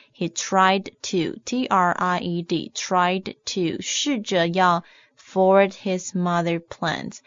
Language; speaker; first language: English; non-native, fluent; Chinese